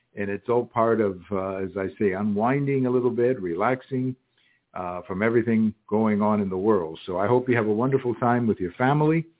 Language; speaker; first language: English; early bilingual, other home language; Spanish